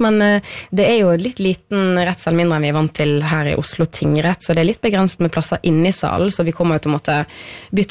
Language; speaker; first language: Norwegian; native; Norwegian